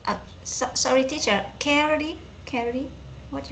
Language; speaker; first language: English; non-native, learner; Vietnamese